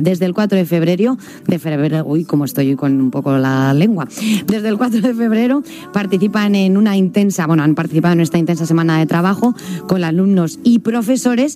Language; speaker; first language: Spanish; native; Spanish